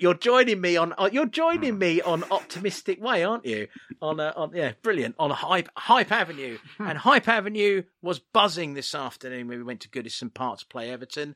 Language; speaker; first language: English; native; English